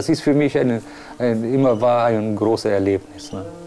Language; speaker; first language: German; non-native, fluent; Persian